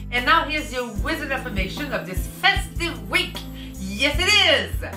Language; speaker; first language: English; native; English